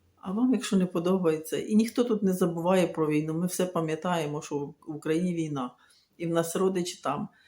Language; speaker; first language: Ukrainian; native; Ukrainian